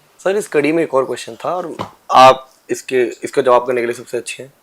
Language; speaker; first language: Hindi; native; Hindi